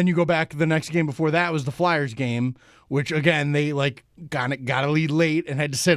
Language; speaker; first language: English; native; English